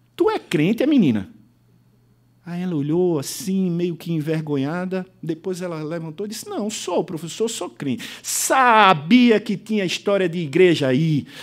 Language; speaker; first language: Portuguese; native; Portuguese